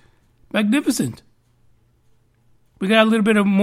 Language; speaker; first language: English; native; English